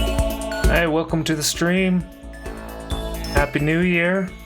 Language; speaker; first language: English; native; English